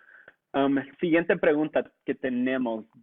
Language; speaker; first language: Spanish; non-native, local second language; English